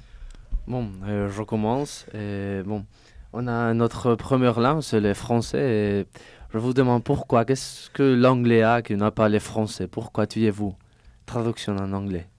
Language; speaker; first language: French; non-native, fluent; Spanish